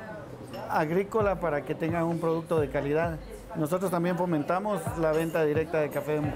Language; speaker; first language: Spanish; native; Spanish